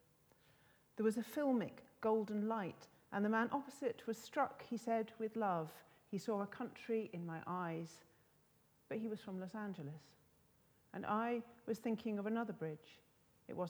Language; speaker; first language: English; native; English